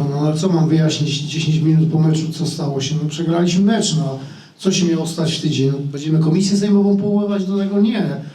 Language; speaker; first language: Polish; native; Polish